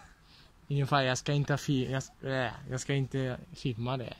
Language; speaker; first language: Swedish; non-native, fluent; Italian